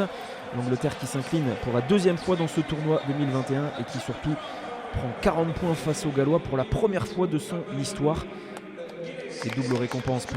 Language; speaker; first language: French; native; French